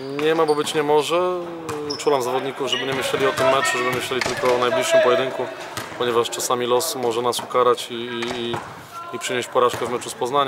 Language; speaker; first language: Polish; native; Polish